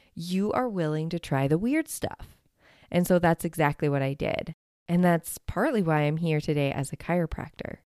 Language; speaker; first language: English; native; English